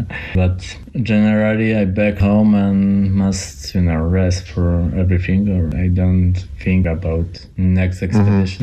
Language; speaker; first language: English; non-native, learner; Polish